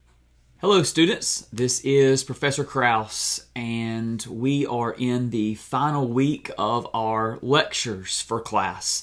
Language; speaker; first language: English; native; English